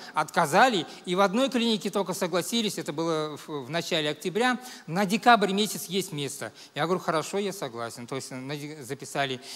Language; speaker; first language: Russian; native; Russian